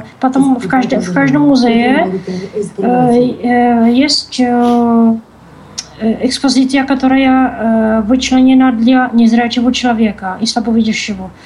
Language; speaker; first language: Russian; non-native, learner; Czech